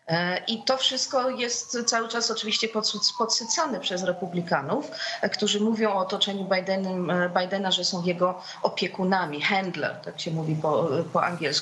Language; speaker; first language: Polish; native; Polish